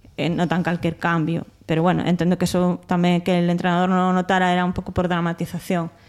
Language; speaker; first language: Galician; non-native, local second language; Spanish